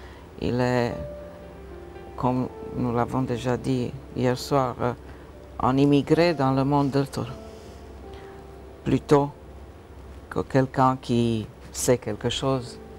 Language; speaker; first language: French; non-native, fluent; Romanian